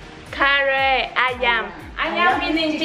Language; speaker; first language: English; non-native, fluent; Vietnamese